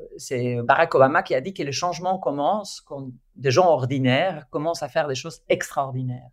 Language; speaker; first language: French; non-native, fluent; Spanish